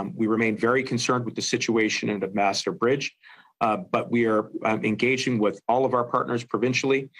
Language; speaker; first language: English; native; English